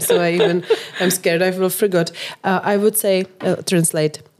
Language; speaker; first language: English; non-native, fluent; Czech